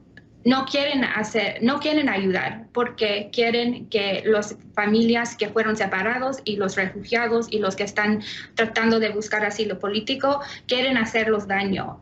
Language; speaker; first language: Spanish; early bilingual, heritage; Spanish